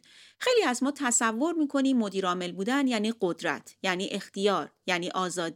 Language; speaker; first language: Persian; native; Persian